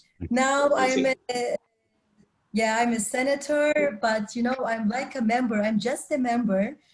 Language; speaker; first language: English; non-native, fluent; Turkish